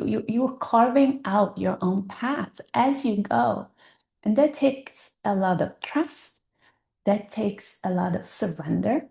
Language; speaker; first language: English; non-native, fluent; Italian